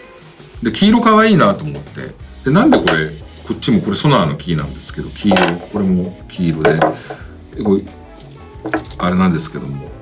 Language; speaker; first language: Japanese; native; Japanese